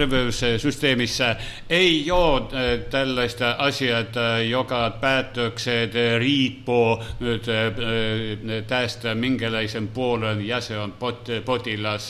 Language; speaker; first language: Finnish; non-native, learner; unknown